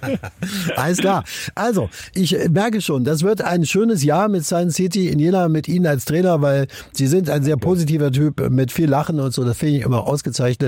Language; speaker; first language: German; native; German